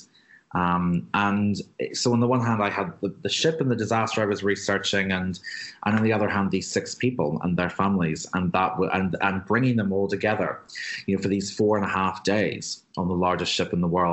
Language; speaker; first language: English; native; English